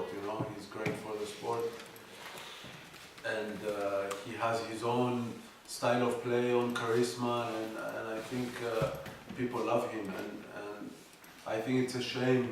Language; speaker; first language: English; non-native, fluent; Greek